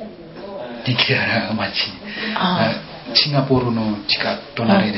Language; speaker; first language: Japanese; non-native, learner; Indonesian